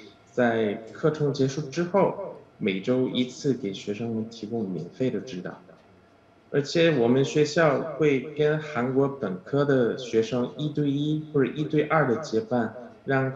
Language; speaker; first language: Chinese; non-native, fluent; Korean